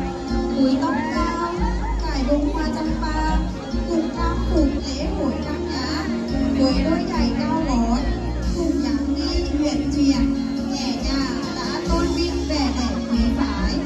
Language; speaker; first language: Vietnamese; native; Vietnamese